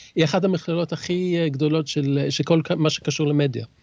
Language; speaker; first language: Hebrew; early bilingual, other home language; English